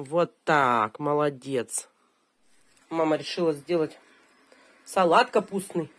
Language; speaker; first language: Russian; native; Russian